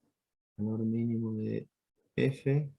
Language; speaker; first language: Spanish; native; Spanish